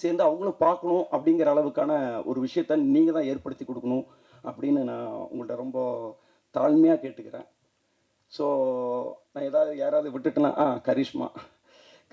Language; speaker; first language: Tamil; native; Tamil